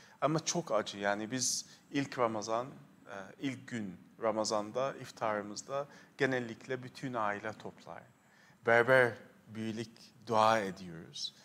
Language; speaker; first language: Turkish; non-native, fluent; Arabic